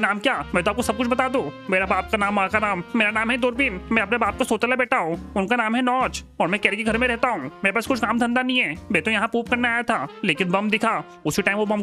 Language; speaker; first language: Hindi; native; Hindi